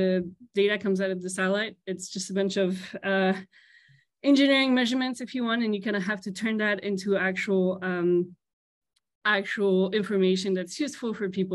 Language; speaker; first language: English; non-native, fluent; French